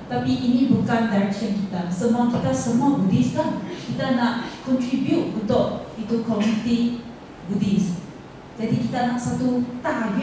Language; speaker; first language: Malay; non-native, local second language; Chinese